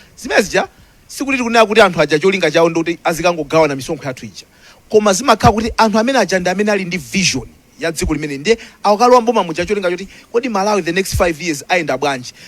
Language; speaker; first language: Nyanja; non-native, local second language; Tumbuka